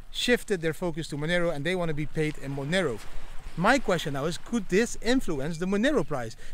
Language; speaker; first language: English; non-native, fluent; Dutch